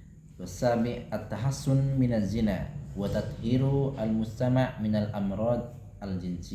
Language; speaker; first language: Arabic; non-native, learner; Indonesian